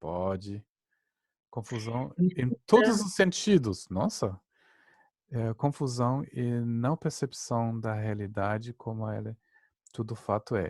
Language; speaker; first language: Portuguese; non-native, fluent; German